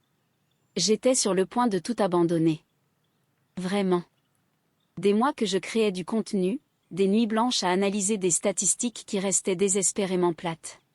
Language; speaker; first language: French; native; French